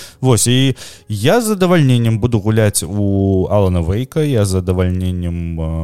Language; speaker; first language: Belarusian; non-native, local second language; Russian